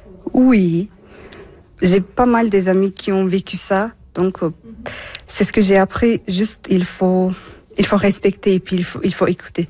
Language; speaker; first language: French; non-native, fluent; Turkish